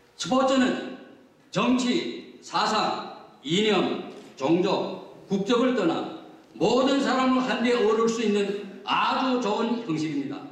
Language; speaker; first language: Korean; native; Korean